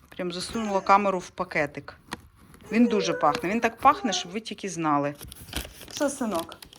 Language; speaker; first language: Ukrainian; non-native, local second language; Russian